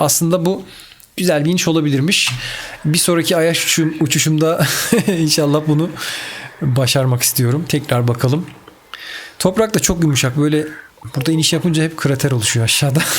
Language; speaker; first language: Turkish; native; Turkish